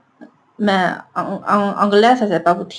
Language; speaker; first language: French; non-native, learner; Chinese